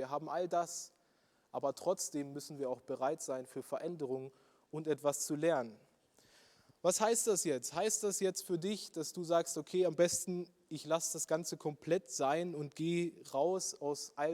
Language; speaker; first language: German; native; German